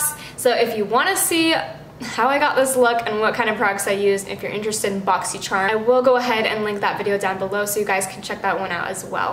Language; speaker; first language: English; native; English